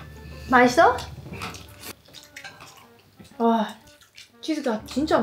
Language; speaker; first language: Korean; non-native, learner; German